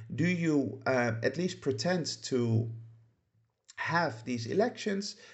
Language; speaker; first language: English; non-native, fluent; Dutch